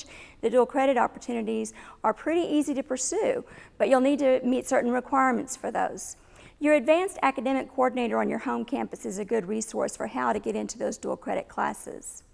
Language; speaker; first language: English; native; English